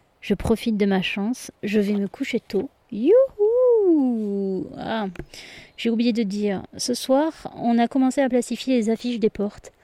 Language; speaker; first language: French; native; French